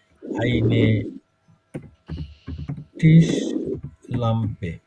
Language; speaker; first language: German; non-native, fluent; Bangla